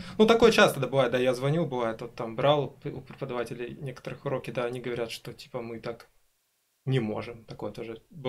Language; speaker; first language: Russian; native; Russian